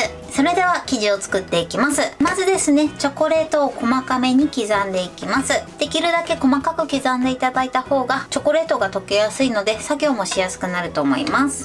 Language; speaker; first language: Japanese; native; Japanese